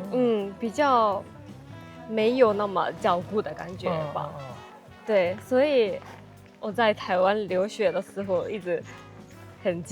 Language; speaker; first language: Chinese; non-native, fluent; Japanese